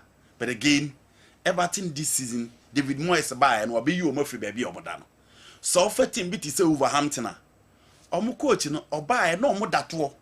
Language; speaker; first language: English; non-native, local second language; Akan